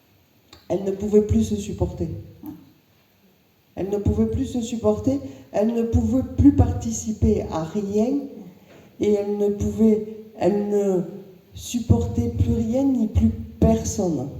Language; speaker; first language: French; native; French